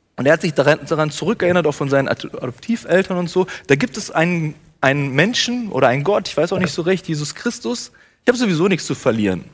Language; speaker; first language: German; native; German